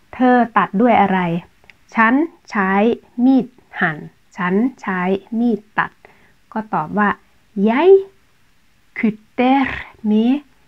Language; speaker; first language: Thai; native; Thai